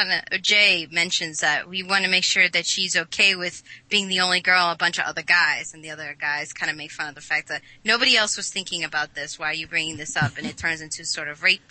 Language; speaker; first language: English; native; English